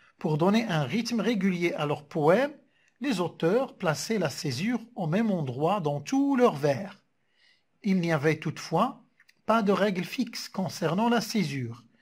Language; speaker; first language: French; non-native, local second language; Arabic